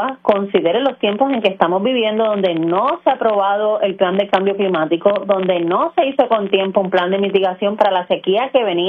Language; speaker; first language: Spanish; native; Spanish